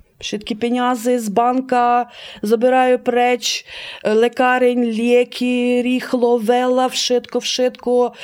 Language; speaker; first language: Ukrainian; early bilingual, heritage; Slovak